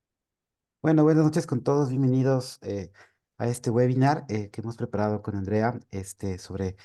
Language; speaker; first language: Spanish; native; Spanish